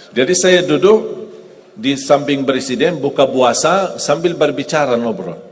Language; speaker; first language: Malay; non-native, fluent; Arabic